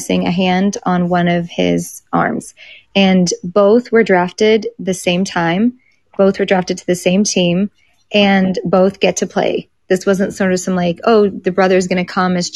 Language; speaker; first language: English; native; English